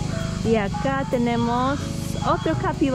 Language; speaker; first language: Spanish; early bilingual, heritage; Spanish